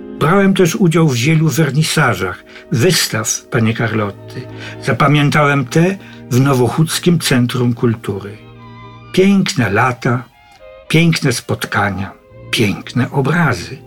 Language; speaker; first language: Polish; native; Polish